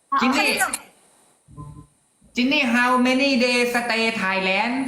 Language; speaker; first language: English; non-native, learner; Thai